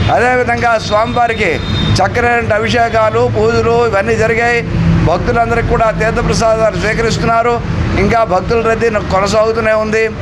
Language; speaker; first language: Telugu; native; Telugu